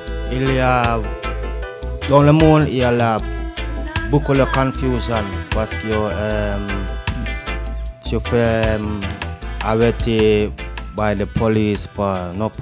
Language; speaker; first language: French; non-native, learner; English